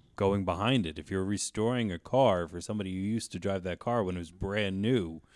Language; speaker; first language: English; native; English